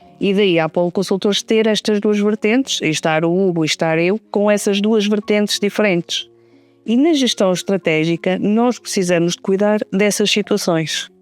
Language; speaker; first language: Portuguese; native; Portuguese